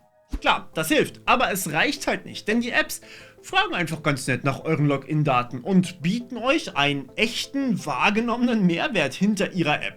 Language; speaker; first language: German; native; German